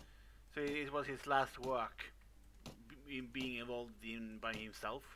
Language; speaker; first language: English; non-native, fluent; Swedish